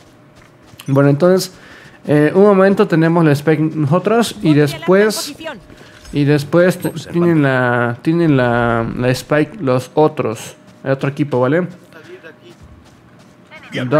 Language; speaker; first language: Spanish; native; Spanish